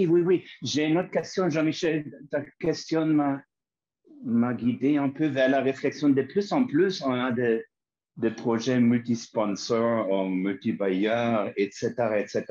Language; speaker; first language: French; non-native, fluent; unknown